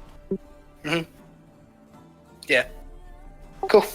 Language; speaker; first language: English; native; English